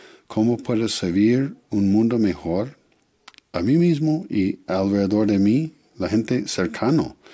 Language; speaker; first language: Spanish; non-native, learner; English